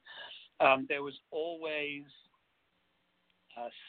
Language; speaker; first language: English; native; English